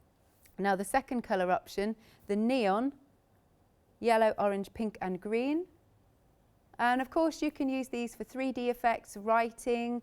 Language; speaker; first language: English; native; English